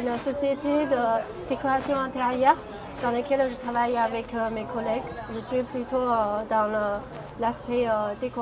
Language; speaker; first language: French; non-native, fluent; Chinese